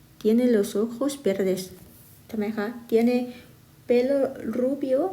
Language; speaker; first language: Spanish; non-native, fluent; Thai